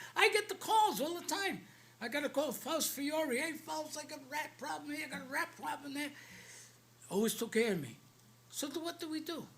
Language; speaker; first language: English; native; English